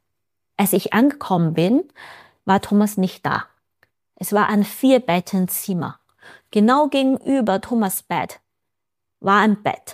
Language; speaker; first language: German; non-native, fluent; Chinese